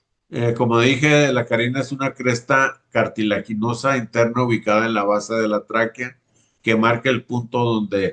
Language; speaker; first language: Spanish; native; Spanish